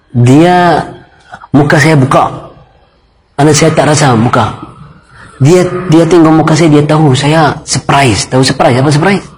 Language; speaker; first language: Malay; non-native, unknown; Arabic